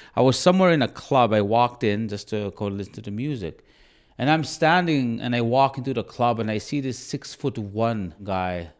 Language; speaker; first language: English; native; English